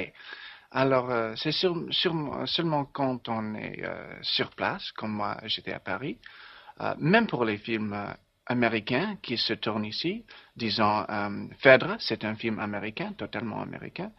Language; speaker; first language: French; non-native, learner; English